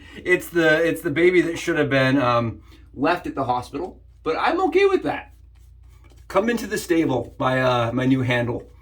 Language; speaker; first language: English; native; English